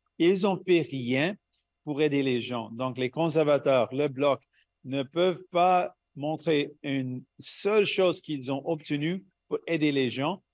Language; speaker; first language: French; non-native, local second language; English